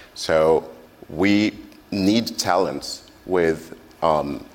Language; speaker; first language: English; non-native, fluent; French